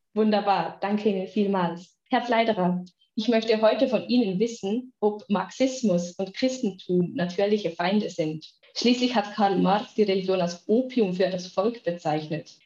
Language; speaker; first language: German; native; German